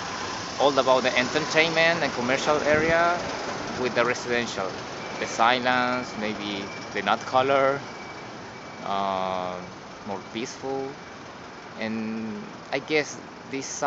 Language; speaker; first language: English; non-native, learner; Spanish